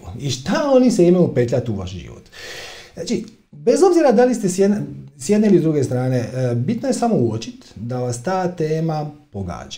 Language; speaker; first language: Croatian; native; Croatian